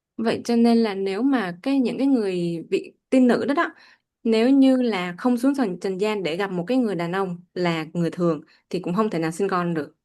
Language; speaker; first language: Vietnamese; native; Vietnamese